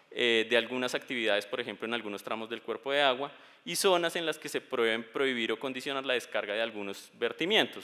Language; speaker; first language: Spanish; native; Spanish